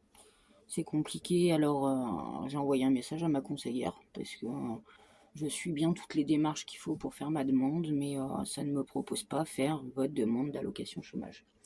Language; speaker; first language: French; native; French